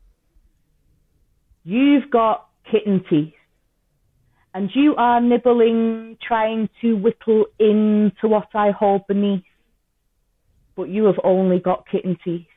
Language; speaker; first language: English; native; English